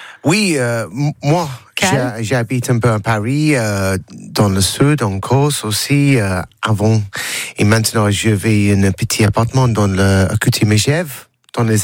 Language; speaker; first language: French; non-native, learner; English